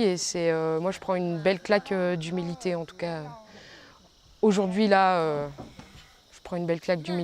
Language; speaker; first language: French; native; French